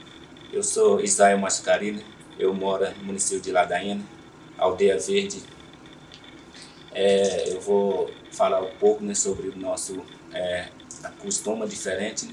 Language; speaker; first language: Portuguese; non-native, local second language; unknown